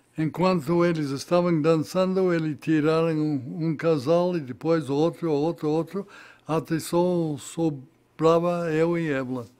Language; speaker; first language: Portuguese; non-native, fluent; English